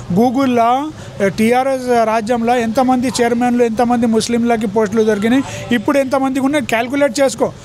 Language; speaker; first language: Telugu; non-native, local second language; Urdu